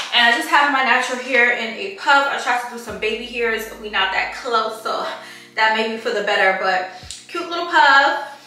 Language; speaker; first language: English; native; English